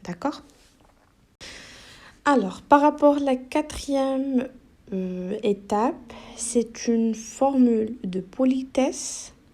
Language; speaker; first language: French; non-native, local second language; Arabic